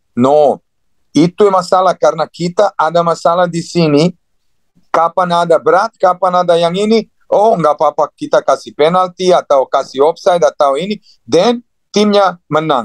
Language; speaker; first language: Indonesian; non-native, fluent; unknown